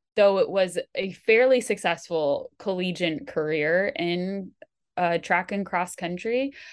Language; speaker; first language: English; native; English